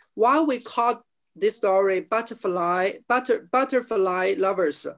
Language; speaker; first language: English; non-native, learner; Chinese